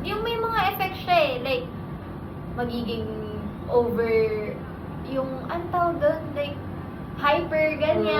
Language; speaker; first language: Filipino; native; Filipino